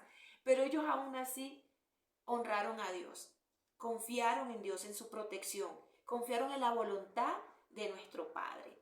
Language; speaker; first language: Spanish; native; Spanish